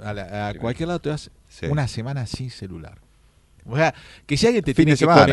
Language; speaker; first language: Spanish; native; Spanish